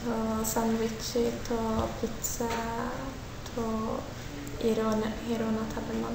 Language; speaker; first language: Japanese; non-native, learner; Swedish